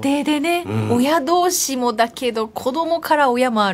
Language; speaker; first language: Japanese; native; Japanese